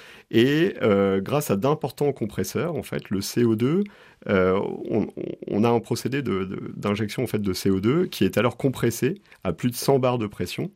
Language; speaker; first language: French; native; French